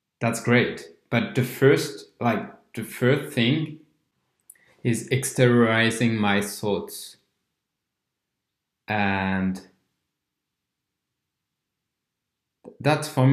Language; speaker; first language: English; non-native, fluent; French